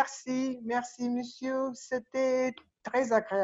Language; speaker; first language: French; non-native, learner; Russian